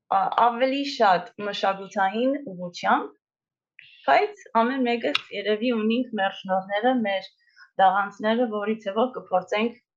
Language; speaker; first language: Armenian; early bilingual, heritage; Armenian